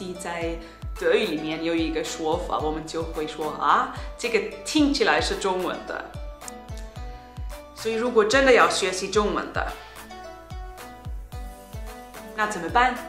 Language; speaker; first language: Chinese; non-native, fluent; German